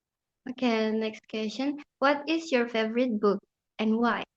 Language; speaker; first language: English; non-native, learner; Indonesian